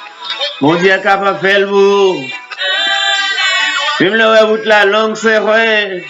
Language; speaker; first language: French; non-native, local second language; Haitian Creole